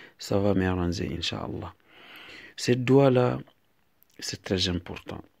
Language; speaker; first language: French; non-native, local second language; Fula